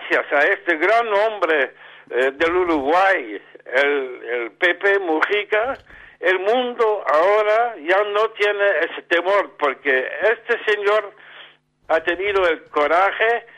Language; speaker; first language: Spanish; non-native, fluent; Dutch